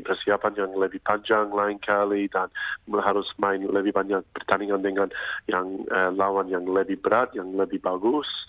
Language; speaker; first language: Indonesian; non-native, fluent; English